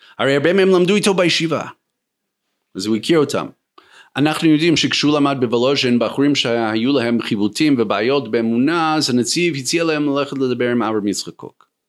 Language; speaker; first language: Hebrew; non-native, fluent; English